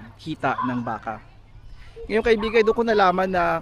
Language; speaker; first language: Filipino; native; Filipino